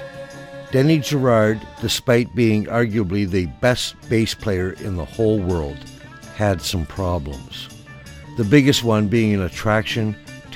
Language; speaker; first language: English; native; English